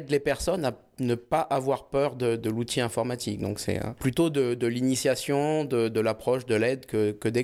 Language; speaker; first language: French; native; French